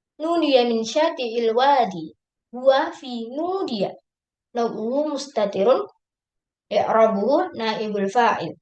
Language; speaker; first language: Arabic; non-native, learner; Indonesian